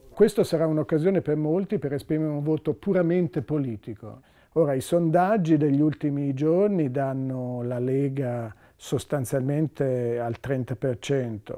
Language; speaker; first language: Italian; native; Italian